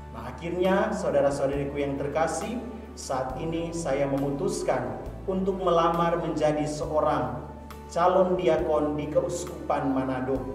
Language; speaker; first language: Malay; native; Malay